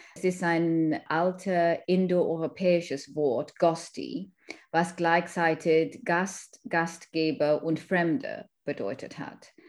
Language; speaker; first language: German; non-native, fluent; English